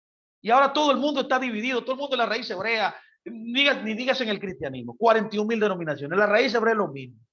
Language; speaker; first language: Spanish; native; Spanish